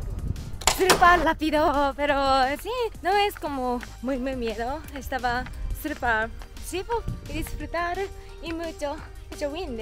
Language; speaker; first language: Spanish; non-native, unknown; Japanese